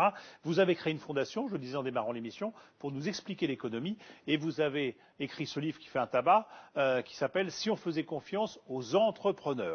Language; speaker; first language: French; native; French